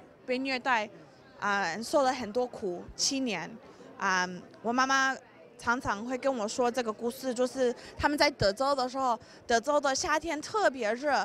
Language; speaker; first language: Chinese; early bilingual, heritage; English